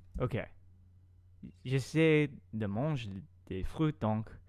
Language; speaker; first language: French; non-native, learner; English